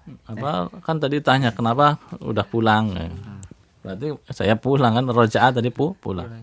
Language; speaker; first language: Indonesian; native; Indonesian